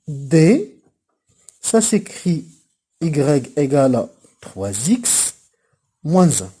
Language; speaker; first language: French; non-native, local second language; Arabic